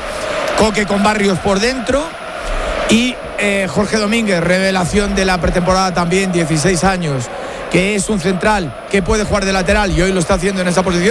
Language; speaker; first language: Spanish; native; Spanish